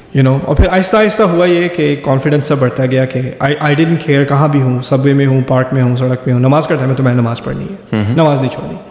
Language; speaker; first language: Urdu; early bilingual, other home language; German